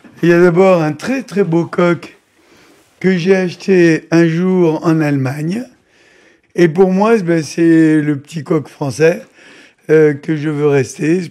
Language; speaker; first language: French; native; French